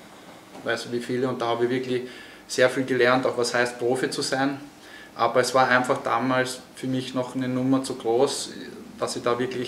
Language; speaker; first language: German; native; German